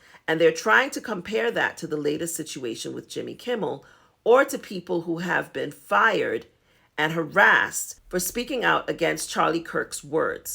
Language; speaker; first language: English; native; English